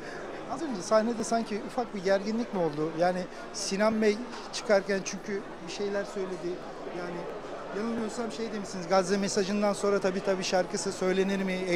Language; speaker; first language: Turkish; native; Turkish